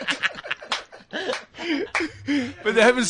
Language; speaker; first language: English; native; English